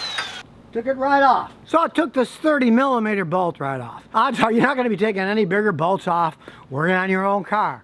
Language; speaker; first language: English; native; English